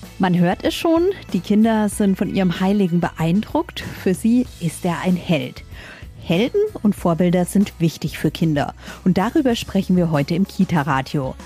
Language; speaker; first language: German; native; German